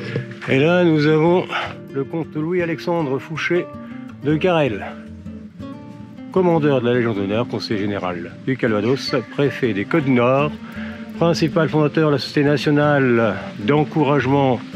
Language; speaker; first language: French; native; French